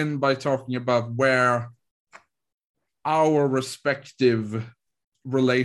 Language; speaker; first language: English; non-native, fluent; Swedish